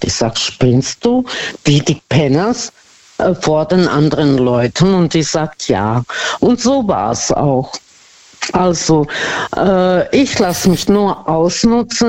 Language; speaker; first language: German; non-native, fluent; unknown